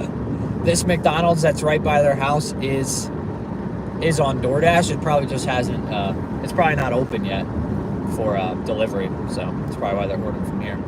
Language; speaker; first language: English; native; English